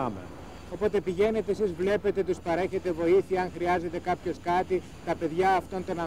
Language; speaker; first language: Greek; native; Greek